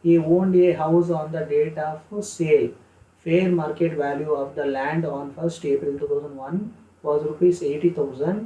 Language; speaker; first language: English; non-native, local second language; Kannada